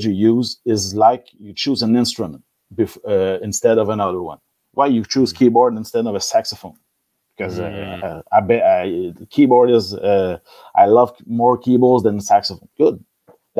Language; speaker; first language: English; non-native, learner; French